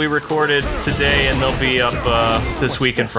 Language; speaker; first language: English; native; English